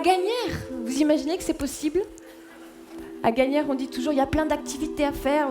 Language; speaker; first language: French; native; French